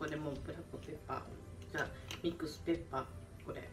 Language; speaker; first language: Japanese; native; Japanese